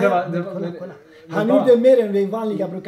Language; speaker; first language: Swedish; non-native, fluent; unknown